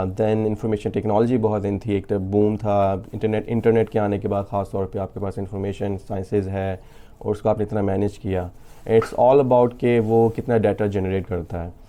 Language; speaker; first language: Urdu; native; Urdu